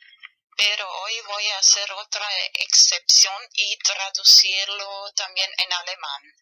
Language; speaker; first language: Spanish; non-native, learner; German